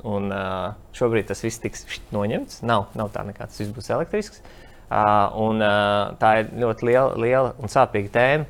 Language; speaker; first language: Latvian; native; Latvian